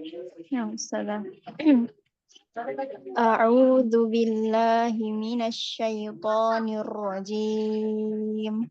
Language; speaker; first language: Arabic; non-native, learner; Indonesian